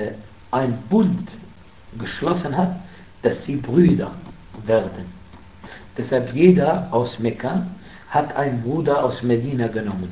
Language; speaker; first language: German; non-native, fluent; Arabic